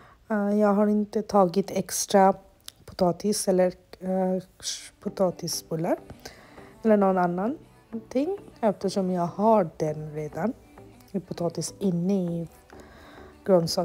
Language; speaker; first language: Swedish; non-native, learner; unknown